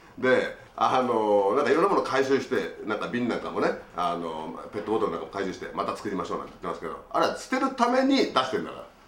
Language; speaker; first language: Japanese; native; Japanese